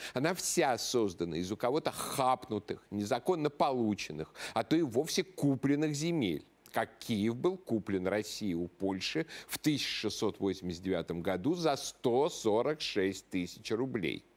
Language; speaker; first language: Russian; native; Russian